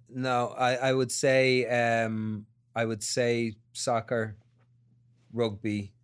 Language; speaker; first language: English; native; English